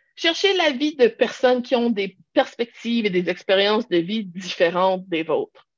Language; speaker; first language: French; native; French